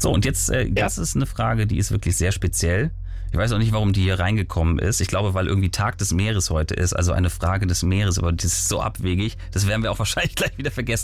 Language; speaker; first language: German; native; German